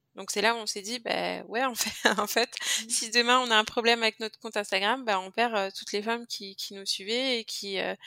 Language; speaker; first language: French; native; French